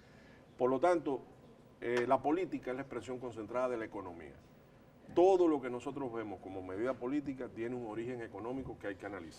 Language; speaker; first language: Spanish; native; Spanish